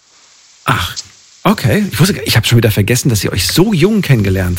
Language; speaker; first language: German; native; German